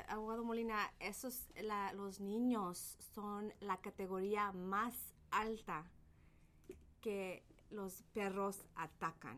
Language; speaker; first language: Spanish; early bilingual, heritage; Spanish